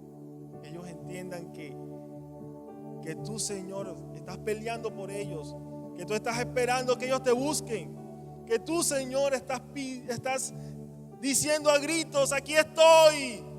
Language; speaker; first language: Spanish; native; Spanish